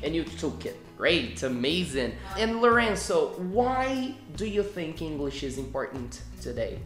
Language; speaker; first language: English; non-native, fluent; Portuguese